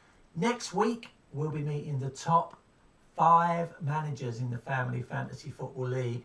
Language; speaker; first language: English; native; English